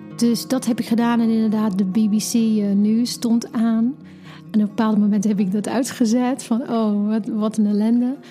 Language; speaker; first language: Dutch; non-native, fluent; English